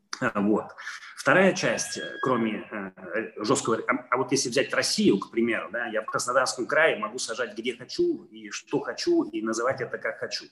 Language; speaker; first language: Russian; non-native, fluent; Italian